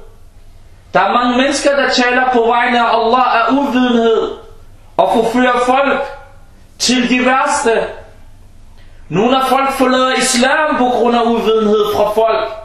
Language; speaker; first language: Danish; non-native, fluent; Arabic